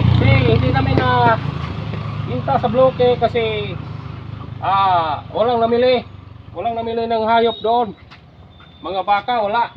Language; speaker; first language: Filipino; non-native, local second language; Hiligaynon